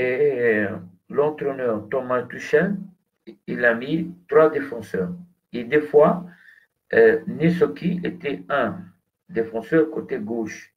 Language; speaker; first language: French; non-native, fluent; Portuguese